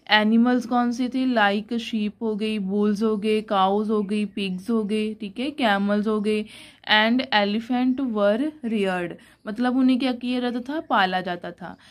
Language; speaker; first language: Hindi; non-native, local second language; Punjabi